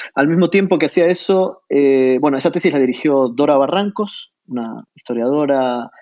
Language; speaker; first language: Spanish; native; Spanish